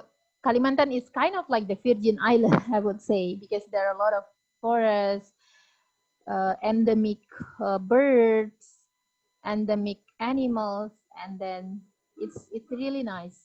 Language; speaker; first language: English; non-native, fluent; Indonesian